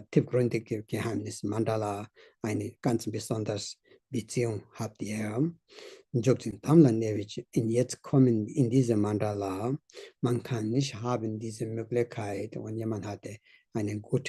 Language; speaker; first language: German; non-native, learner; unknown